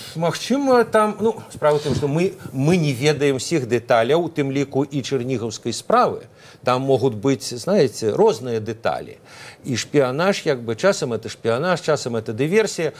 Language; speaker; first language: Belarusian; non-native, local second language; Russian